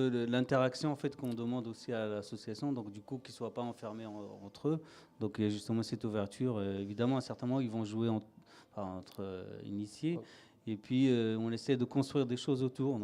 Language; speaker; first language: French; native; French